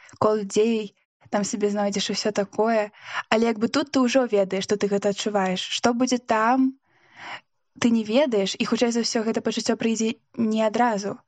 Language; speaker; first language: Belarusian; non-native, local second language; Russian